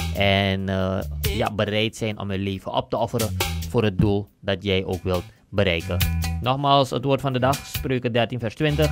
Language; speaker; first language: Dutch; native; Dutch